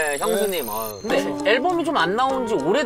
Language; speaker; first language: Korean; native; Korean